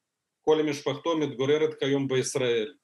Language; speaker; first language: Hebrew; non-native, fluent; Russian